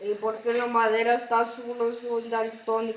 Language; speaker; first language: Spanish; native; Spanish